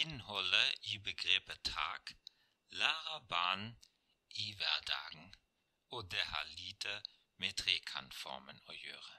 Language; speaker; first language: Norwegian; non-native, fluent; German